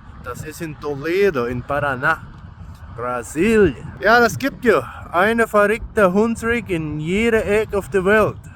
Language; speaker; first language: German; early bilingual, heritage; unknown